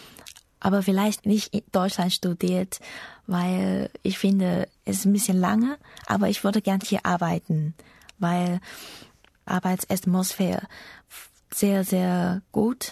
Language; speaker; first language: German; non-native, learner; Chinese